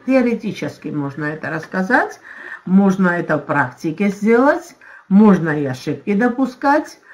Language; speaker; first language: Russian; non-native, local second language; Azerbaijani